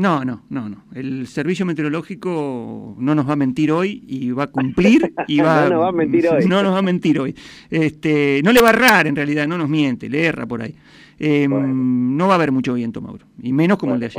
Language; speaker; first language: Spanish; native; Spanish